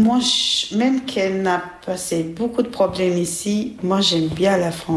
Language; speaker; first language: French; non-native, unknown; Albanian